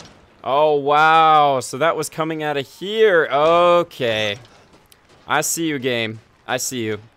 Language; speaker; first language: English; native; English